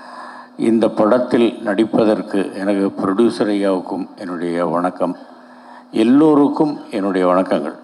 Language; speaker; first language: Tamil; native; Tamil